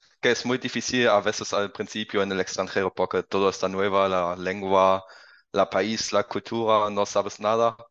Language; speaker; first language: Spanish; non-native, learner; German